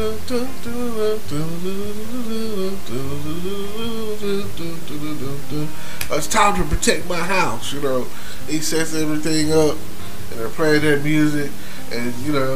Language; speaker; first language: English; native; English